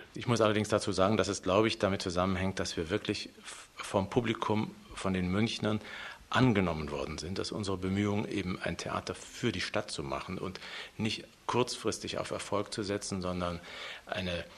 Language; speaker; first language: German; native; German